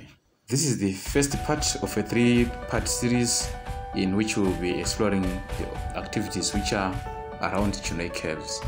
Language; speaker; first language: English; non-native, local second language; Shona